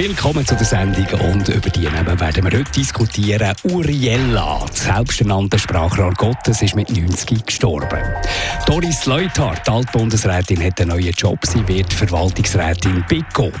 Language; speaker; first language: German; native; German